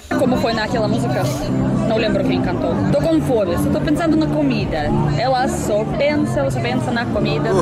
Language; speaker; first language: Portuguese; non-native, fluent; Russian